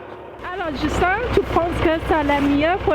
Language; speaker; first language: French; non-native, learner; Thai